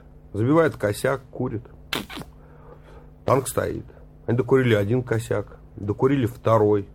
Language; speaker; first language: Russian; native; Russian